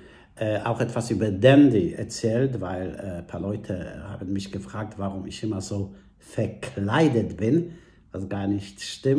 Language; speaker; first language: German; non-native, fluent; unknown